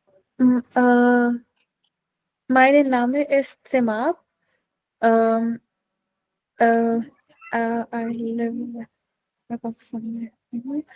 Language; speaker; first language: German; non-native, learner; Urdu